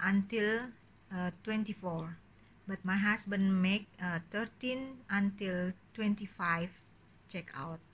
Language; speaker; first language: English; non-native, learner; Indonesian